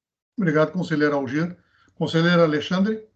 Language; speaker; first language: Portuguese; native; Portuguese